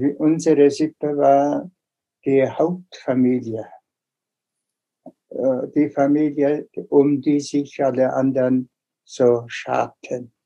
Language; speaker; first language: German; non-native, fluent; Tuvinian